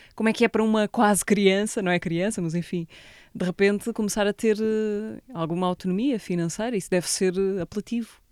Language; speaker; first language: Portuguese; native; Portuguese